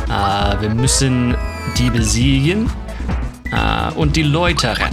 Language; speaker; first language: German; non-native, learner; English